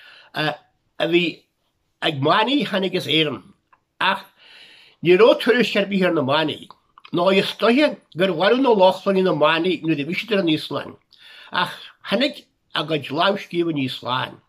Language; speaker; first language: Irish; native; Irish